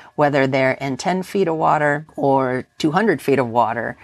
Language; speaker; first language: English; native; English